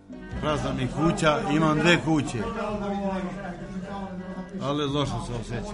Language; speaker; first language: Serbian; non-native, local second language; Albanian